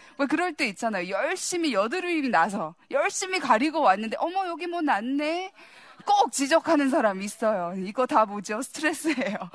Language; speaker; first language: Korean; early bilingual, heritage; Korean